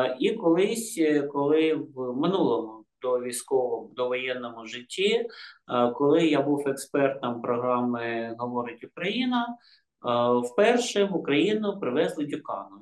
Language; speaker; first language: Ukrainian; non-native, local second language; Russian